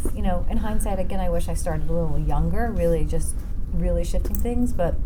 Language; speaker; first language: English; native; English